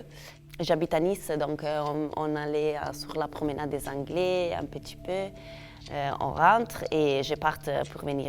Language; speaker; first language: French; non-native, fluent; Italian